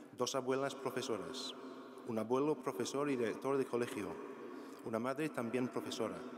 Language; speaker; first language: Spanish; non-native, fluent; English